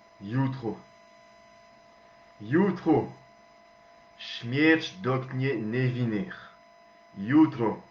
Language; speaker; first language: Polish; non-native, learner; French